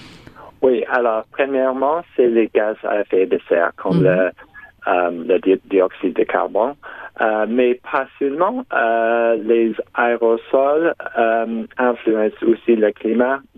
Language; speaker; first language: French; non-native, local second language; English